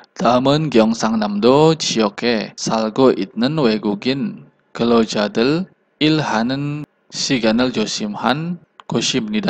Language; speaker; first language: Korean; non-native, learner; Indonesian